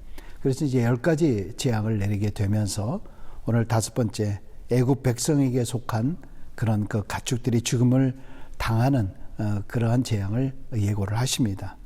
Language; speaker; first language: Korean; native; Korean